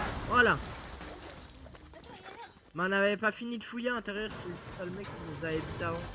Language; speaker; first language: French; native; French